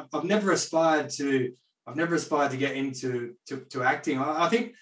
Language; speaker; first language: English; native; English